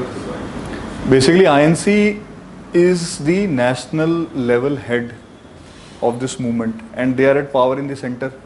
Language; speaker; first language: English; non-native, local second language; Hindi